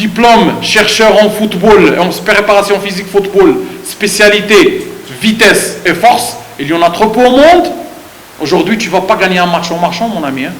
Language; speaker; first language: French; non-native, fluent; Arabic